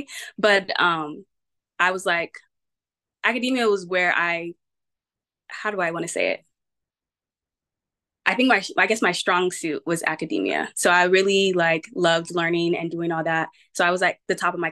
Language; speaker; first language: English; native; English